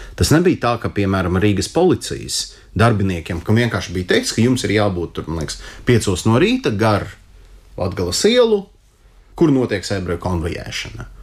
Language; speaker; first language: Latvian; non-native, local second language; Russian